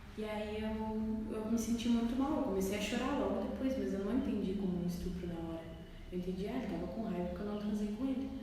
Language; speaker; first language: Portuguese; non-native, fluent; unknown